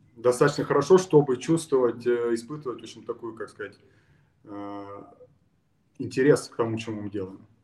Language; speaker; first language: Russian; native; Russian